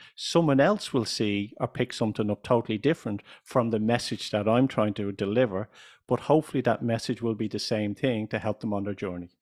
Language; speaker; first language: English; native; English